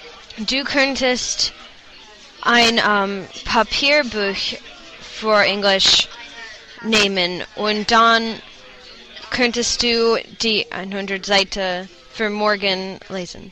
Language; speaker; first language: German; non-native, learner; English